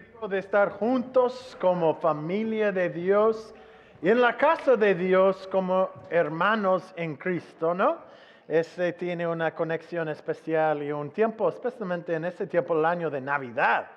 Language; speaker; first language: Spanish; non-native, fluent; English